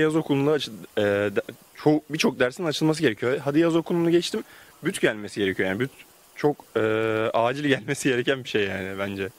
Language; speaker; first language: Turkish; native; Turkish